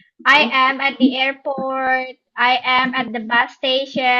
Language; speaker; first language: English; non-native, learner; Indonesian